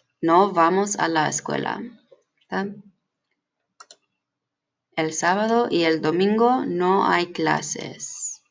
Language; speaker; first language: Spanish; non-native, fluent; English